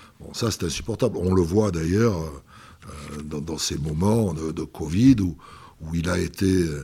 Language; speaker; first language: French; native; French